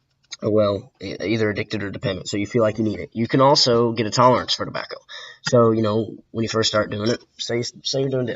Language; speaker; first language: English; native; English